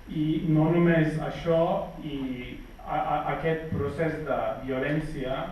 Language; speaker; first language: Catalan; non-native, fluent; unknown